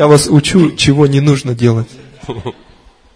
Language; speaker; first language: Russian; native; Russian